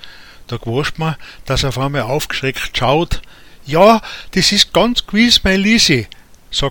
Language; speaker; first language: German; native; German